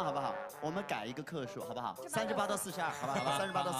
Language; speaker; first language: Chinese; native; Chinese